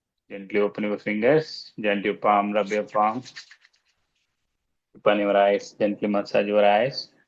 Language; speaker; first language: English; non-native, local second language; Telugu